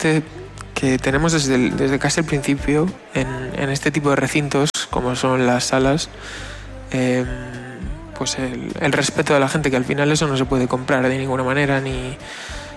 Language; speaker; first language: Spanish; native; Spanish